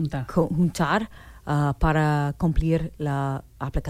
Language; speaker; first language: Spanish; non-native, learner; English